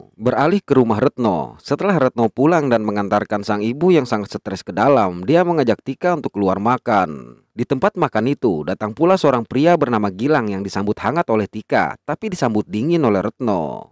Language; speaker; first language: Indonesian; native; Indonesian